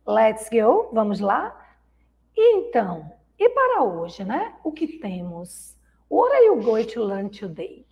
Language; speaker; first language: Portuguese; native; Portuguese